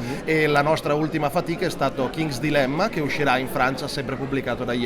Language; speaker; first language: Italian; native; Italian